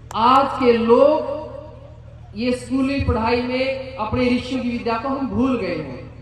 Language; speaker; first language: Hindi; native; Hindi